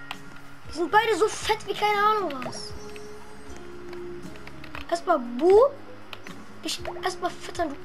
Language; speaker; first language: German; native; German